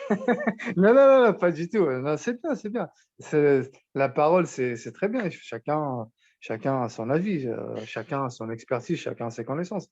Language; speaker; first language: French; non-native, local second language; Arabic